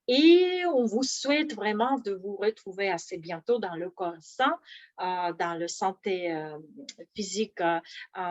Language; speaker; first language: French; non-native, fluent; Russian